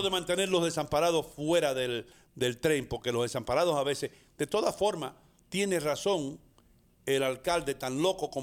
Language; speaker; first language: Spanish; native; Spanish